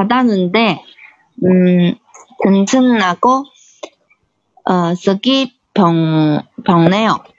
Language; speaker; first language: Korean; non-native, learner; Chinese